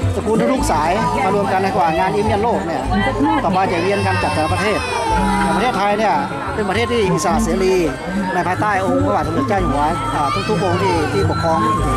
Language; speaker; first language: Thai; non-native, local second language; Iu Mien